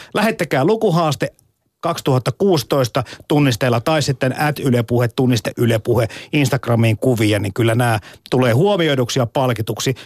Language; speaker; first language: Finnish; native; Finnish